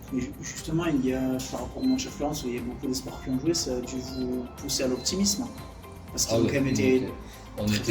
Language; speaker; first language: French; native; French